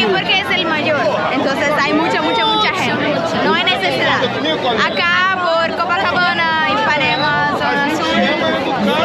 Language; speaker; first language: Spanish; non-native, learner; Portuguese